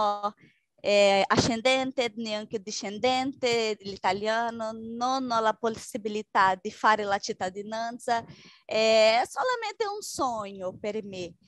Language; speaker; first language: Italian; non-native, learner; Portuguese